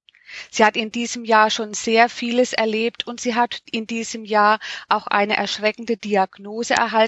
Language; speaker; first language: German; native; German